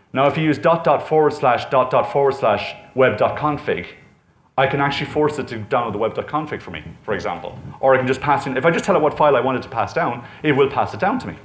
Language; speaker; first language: English; native; English